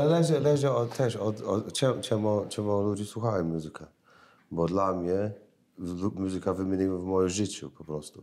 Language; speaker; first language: Polish; non-native, learner; English